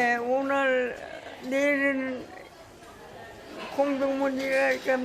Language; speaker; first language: Korean; non-native, local second language; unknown